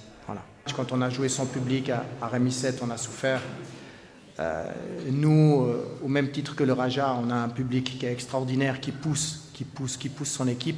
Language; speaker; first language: French; native; French